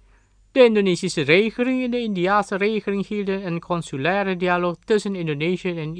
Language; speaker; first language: Dutch; non-native, learner; Indonesian